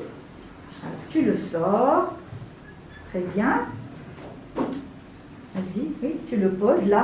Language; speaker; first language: French; non-native, local second language; Arabic